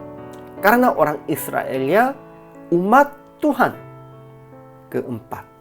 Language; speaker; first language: Indonesian; non-native, fluent; Korean